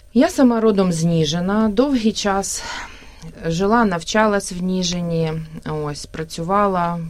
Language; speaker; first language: Ukrainian; native; Ukrainian